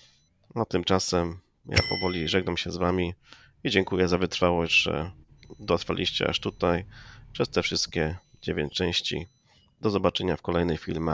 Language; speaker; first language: Polish; native; Polish